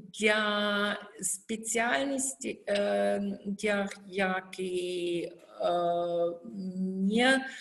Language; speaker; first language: Ukrainian; non-native, learner; German